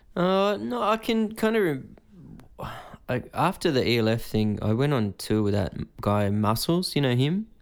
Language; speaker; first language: English; native; English